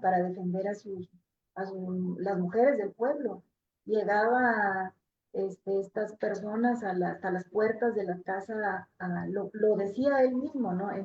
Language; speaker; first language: Spanish; native; Spanish